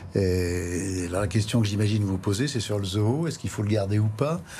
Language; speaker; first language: French; native; French